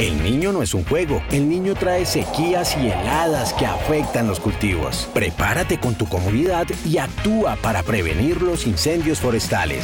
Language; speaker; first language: Spanish; native; Spanish